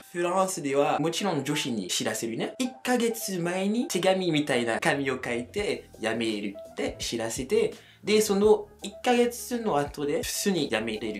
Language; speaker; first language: Japanese; non-native, fluent; French